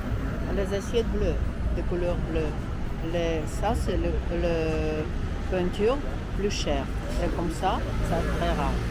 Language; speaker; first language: French; non-native, fluent; Russian